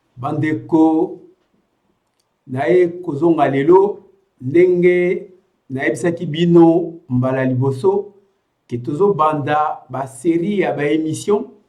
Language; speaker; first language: Lingala; non-native, local second language; Kongo